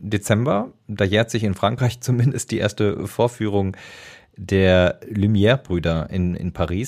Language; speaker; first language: German; native; German